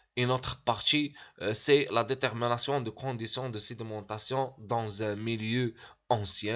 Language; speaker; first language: French; non-native, local second language; Arabic